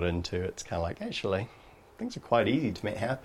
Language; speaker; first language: English; native; English